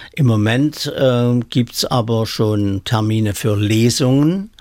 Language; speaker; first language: German; native; German